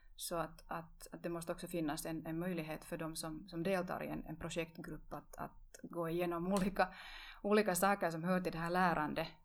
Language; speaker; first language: Swedish; native; Swedish